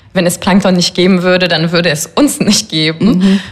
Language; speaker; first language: German; non-native, fluent; French